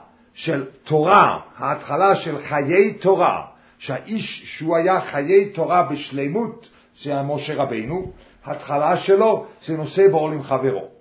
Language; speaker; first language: Hebrew; non-native, fluent; English